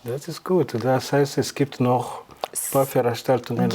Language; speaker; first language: German; non-native, learner; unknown